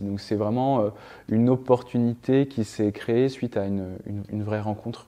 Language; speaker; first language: French; native; French